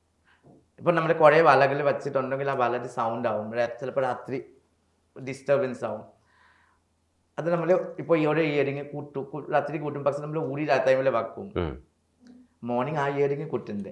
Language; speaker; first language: Malayalam; non-native, learner; Assamese